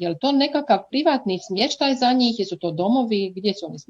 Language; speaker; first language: Croatian; native; Croatian